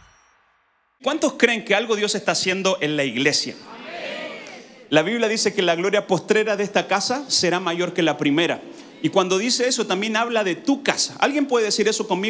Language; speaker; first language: Spanish; native; Spanish